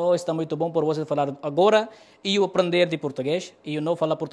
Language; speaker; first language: Portuguese; non-native, learner; Punjabi